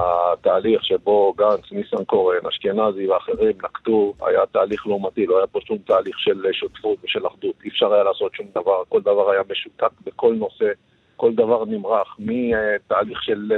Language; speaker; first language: Hebrew; native; Hebrew